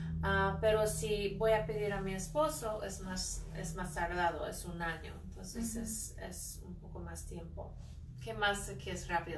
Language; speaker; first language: Spanish; non-native, fluent; English